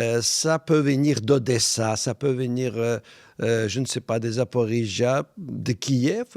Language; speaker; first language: French; non-native, fluent; Russian